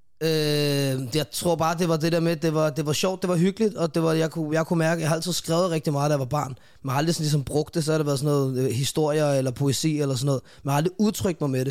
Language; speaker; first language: Danish; native; Danish